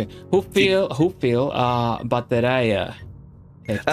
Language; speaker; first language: Dutch; non-native, learner; Swedish